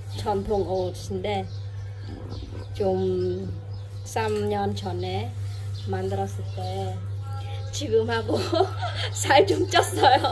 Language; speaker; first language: Korean; non-native, fluent; Khmer